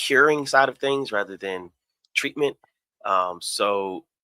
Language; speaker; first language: English; native; English